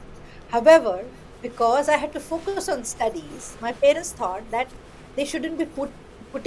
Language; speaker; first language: English; non-native, local second language; Bangla